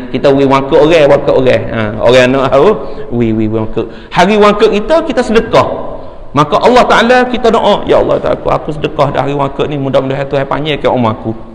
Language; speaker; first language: Malay; native; Malay